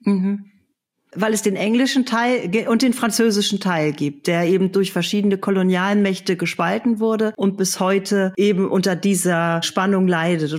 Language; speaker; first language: German; native; German